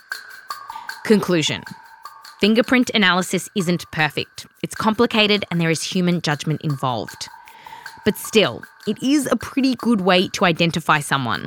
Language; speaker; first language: English; native; English